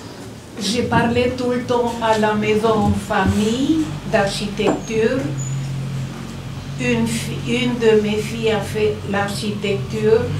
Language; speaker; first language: French; non-native, fluent; Romanian